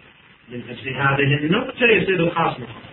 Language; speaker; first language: Arabic; native; Arabic